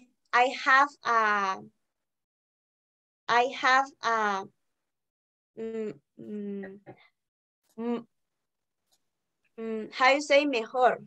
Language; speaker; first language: English; non-native, learner; Spanish